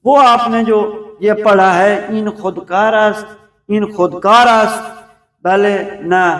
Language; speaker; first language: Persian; non-native, fluent; Urdu